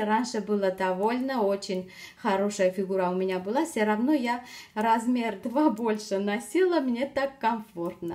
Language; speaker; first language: Russian; non-native, fluent; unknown